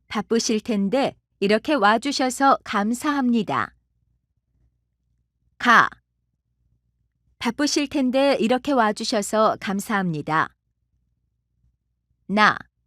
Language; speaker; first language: Korean; non-native, learner; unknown